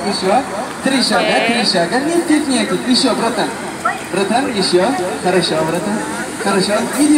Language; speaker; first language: Russian; non-native, learner; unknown